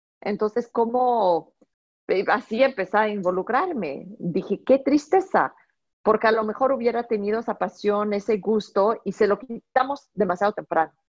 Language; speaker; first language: Spanish; non-native, fluent; French